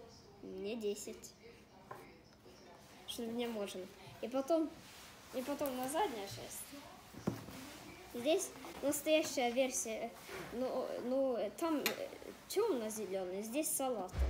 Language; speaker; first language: Russian; early bilingual, heritage; Russian